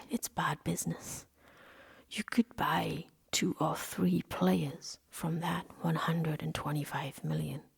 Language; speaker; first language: English; non-native, local second language; Welsh